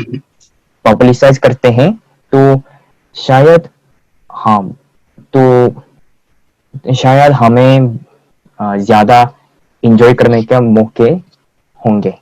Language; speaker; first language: Hindi; non-native, fluent; Korean